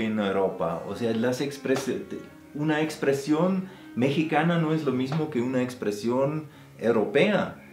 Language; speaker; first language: Spanish; non-native, fluent; German